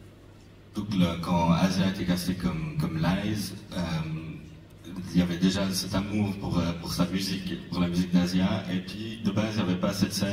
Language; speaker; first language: French; native; French